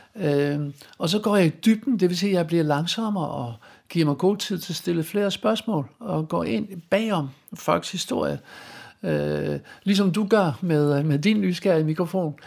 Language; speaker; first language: Danish; non-native, fluent; Dutch